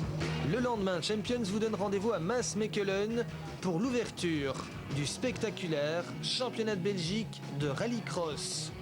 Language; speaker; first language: French; native; French